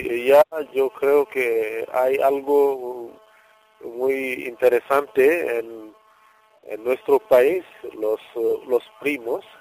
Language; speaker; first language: Spanish; non-native, fluent; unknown